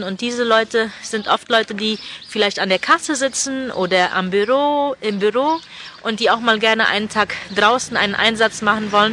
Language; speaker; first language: German; non-native, local second language; Plautdietsch